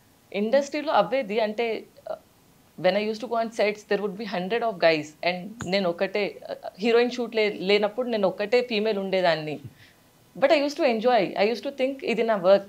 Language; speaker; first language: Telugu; non-native, local second language; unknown